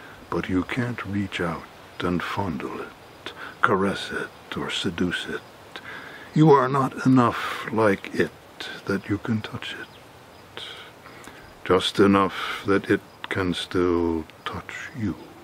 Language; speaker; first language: English; native; English